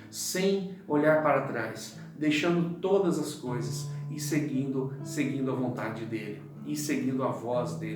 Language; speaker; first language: Portuguese; native; Portuguese